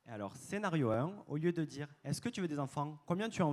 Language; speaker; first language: French; native; French